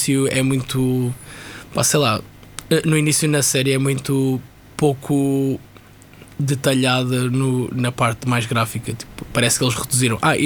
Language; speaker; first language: Portuguese; native; Portuguese